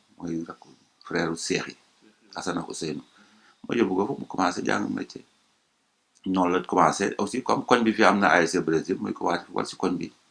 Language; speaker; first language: Wolof; native; Wolof